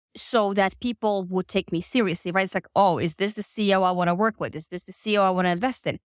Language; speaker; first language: English; non-native, fluent; Finnish